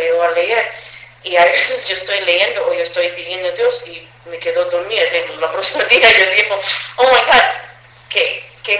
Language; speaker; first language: Spanish; early bilingual, heritage; English